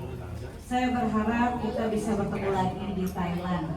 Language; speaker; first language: Indonesian; non-native, fluent; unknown